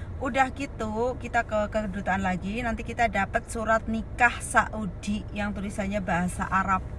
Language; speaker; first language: Indonesian; native; Indonesian